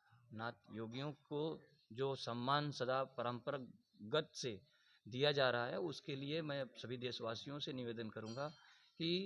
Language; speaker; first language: Hindi; native; Hindi